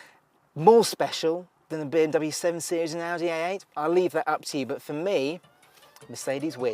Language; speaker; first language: English; native; English